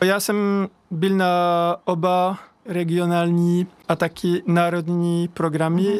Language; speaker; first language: Czech; non-native, learner; French